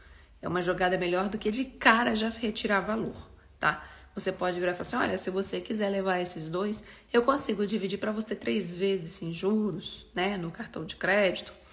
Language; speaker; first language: Portuguese; native; Portuguese